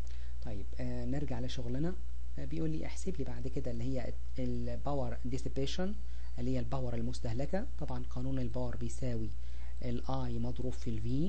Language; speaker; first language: Arabic; native; Arabic